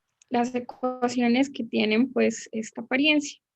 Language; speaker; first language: Spanish; native; Spanish